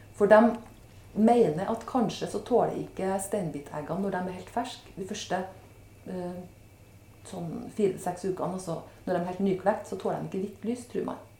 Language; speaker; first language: Norwegian; native; Norwegian